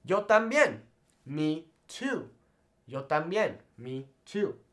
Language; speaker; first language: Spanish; non-native, fluent; English